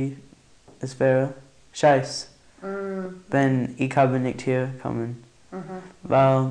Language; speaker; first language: German; non-native, learner; English